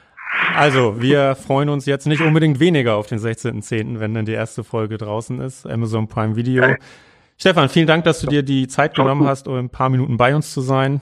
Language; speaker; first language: German; native; German